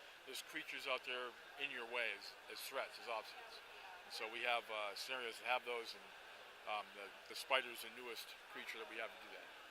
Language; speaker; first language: English; native; English